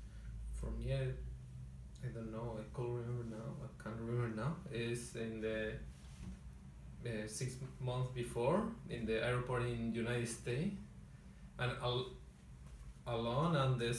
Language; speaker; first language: English; non-native, learner; Spanish